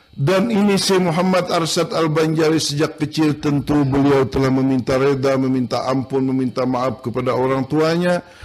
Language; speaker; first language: Indonesian; non-native, local second language; Banjar